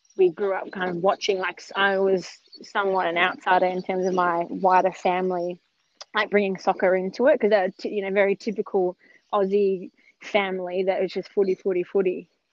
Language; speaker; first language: English; native; English